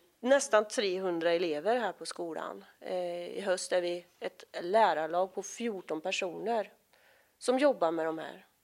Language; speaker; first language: Swedish; native; Swedish